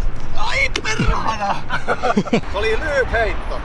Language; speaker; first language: Finnish; native; Finnish